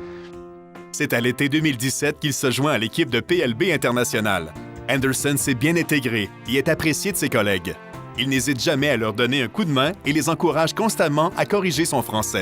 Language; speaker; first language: French; native; French